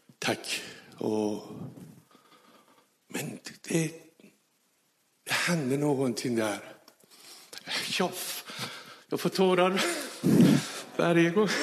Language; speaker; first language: Swedish; non-native, fluent; Persian